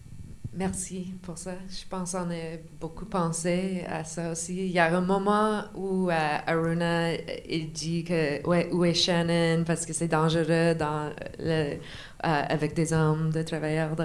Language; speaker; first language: French; non-native, local second language; English